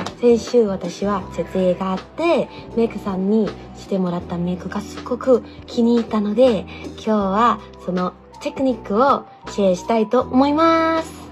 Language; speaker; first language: Japanese; non-native, learner; Thai